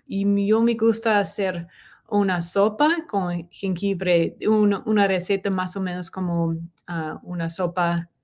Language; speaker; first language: Spanish; non-native, learner; English